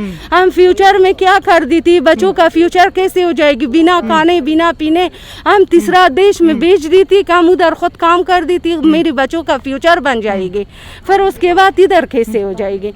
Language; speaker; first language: Hindi; non-native, learner; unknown